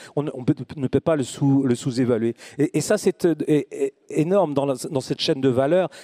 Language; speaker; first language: French; native; French